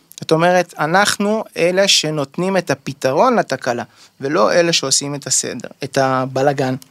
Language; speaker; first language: Hebrew; native; Hebrew